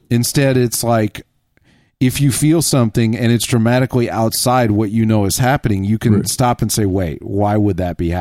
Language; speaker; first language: English; native; English